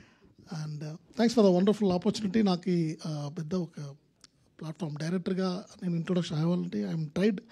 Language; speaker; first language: Telugu; non-native, learner; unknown